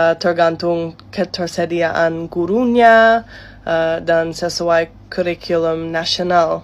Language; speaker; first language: Indonesian; non-native, fluent; English